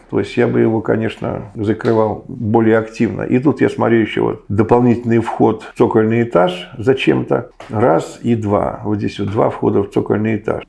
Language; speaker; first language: Russian; native; Russian